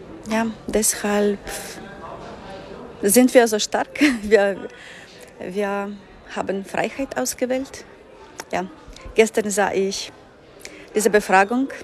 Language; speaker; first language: German; non-native, fluent; Ukrainian